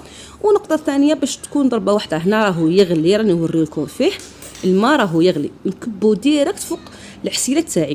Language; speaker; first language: Arabic; native; Arabic